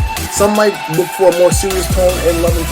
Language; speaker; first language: English; native; English